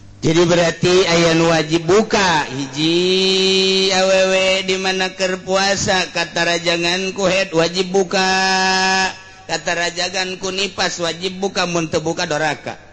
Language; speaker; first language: Sundanese; native; Sundanese